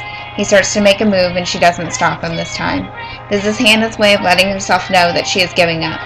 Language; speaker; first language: English; native; English